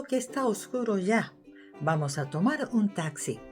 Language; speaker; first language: Spanish; non-native, fluent; Japanese